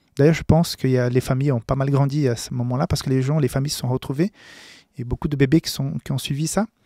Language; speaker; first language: French; non-native, fluent; Portuguese